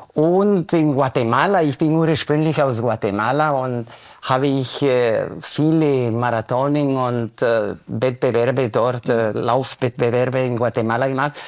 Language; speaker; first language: German; non-native, fluent; Spanish